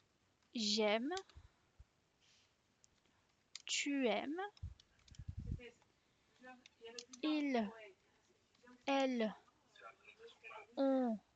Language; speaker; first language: French; non-native, fluent; Spanish